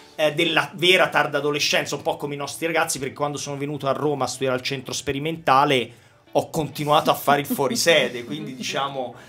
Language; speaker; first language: Italian; native; Italian